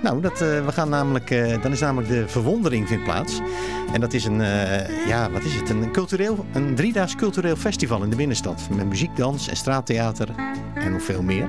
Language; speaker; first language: Dutch; native; Dutch